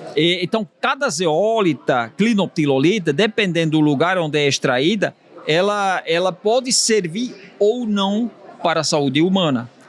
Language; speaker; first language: Portuguese; non-native, fluent; Swiss German